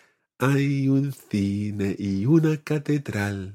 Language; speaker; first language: Spanish; non-native, fluent; English